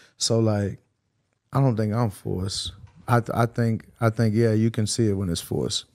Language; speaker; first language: English; native; English